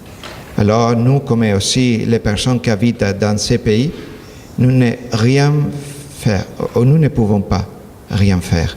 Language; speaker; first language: French; non-native, learner; Spanish